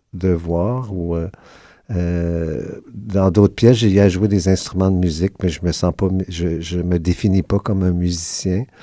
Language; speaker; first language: French; native; French